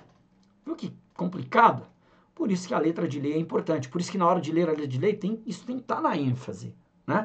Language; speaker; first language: Portuguese; native; Portuguese